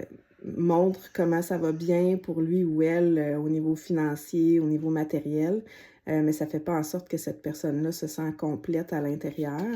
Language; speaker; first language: French; native; French